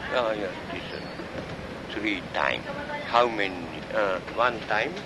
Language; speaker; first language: English; non-native, learner; Japanese